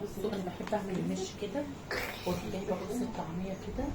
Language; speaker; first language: Arabic; native; Arabic